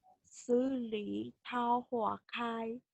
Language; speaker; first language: Chinese; non-native, learner; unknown